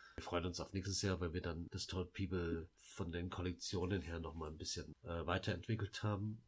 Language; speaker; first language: German; early bilingual, other home language; Lao